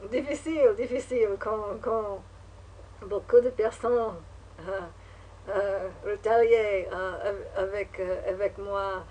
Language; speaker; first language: French; non-native, learner; English